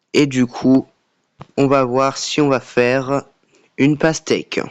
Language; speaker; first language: French; native; French